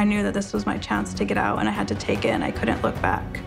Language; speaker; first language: English; native; English